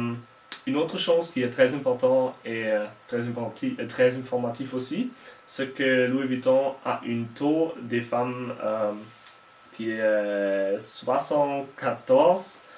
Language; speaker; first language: French; non-native, learner; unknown